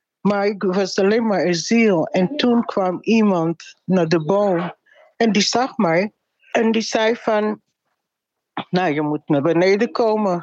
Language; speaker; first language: Dutch; non-native, fluent; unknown